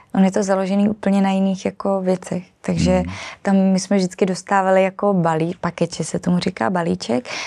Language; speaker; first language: Czech; native; Czech